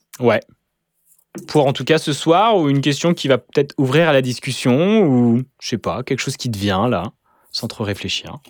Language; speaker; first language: French; native; French